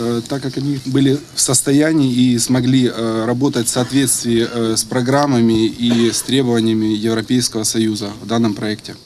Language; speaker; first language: Russian; non-native, fluent; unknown